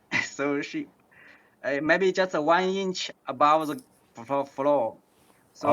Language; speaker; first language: English; non-native, learner; Chinese